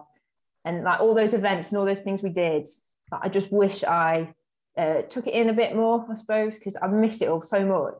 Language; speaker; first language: English; native; English